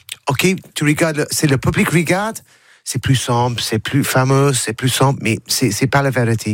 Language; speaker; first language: French; non-native, learner; English